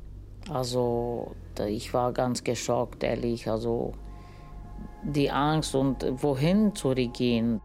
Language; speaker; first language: German; non-native, learner; Romany